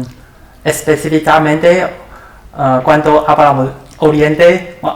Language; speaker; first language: Spanish; non-native, learner; Chinese